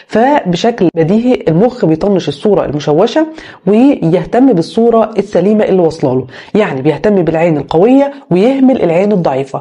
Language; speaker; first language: Arabic; native; Arabic